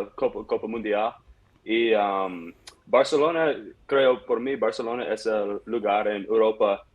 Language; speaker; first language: Spanish; non-native, learner; English